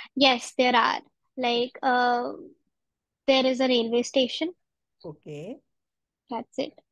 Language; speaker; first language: English; non-native, local second language; Punjabi